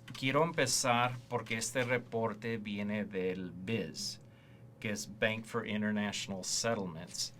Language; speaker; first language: Spanish; early bilingual, heritage; Spanish